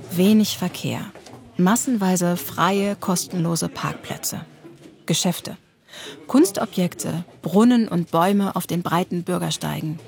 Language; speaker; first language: German; native; German